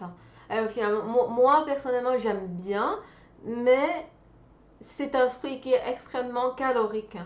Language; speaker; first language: French; non-native, fluent; Chinese